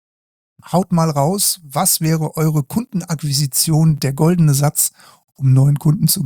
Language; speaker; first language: German; native; German